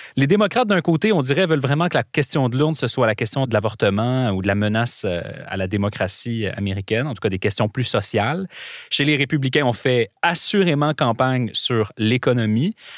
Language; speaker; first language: French; native; French